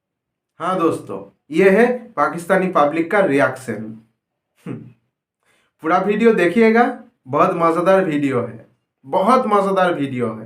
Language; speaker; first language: Hindi; non-native, local second language; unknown